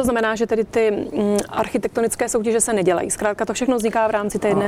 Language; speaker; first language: Czech; native; Czech